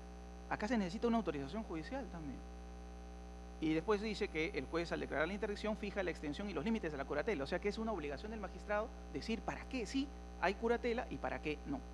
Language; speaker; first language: Spanish; native; Spanish